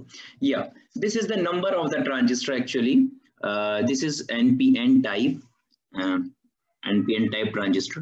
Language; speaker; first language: English; non-native, fluent; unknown